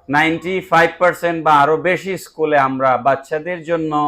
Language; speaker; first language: Bangla; native; Bangla